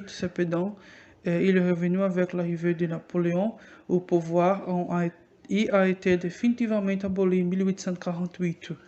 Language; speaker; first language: French; non-native, learner; Portuguese